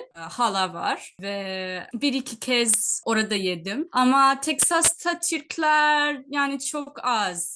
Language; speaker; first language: Turkish; non-native, fluent; Telugu